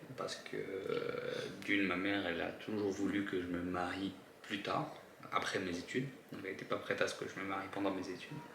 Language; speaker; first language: French; early bilingual, other home language; Turkish